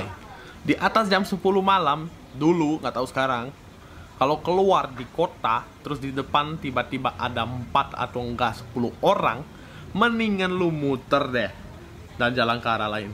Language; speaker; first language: Indonesian; non-native, fluent; Russian